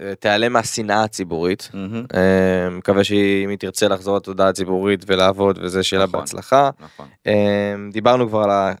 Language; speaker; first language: Hebrew; native; Hebrew